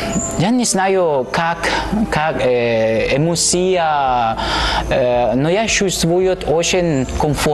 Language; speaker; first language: Russian; non-native, learner; Spanish